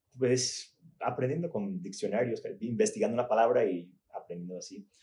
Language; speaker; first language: Spanish; early bilingual, other home language; English